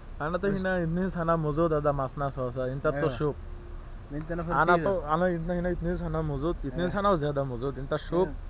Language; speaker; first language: Arabic; non-native, learner; Bangla